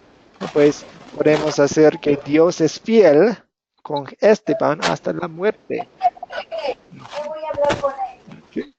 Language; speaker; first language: Spanish; non-native, fluent; English